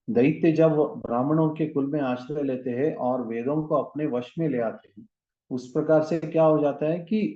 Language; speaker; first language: Hindi; non-native, local second language; Kannada